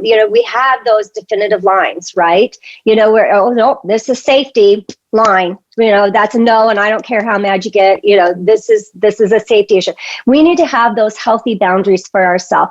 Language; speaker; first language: English; native; English